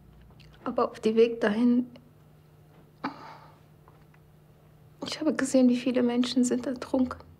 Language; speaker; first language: German; non-native, learner; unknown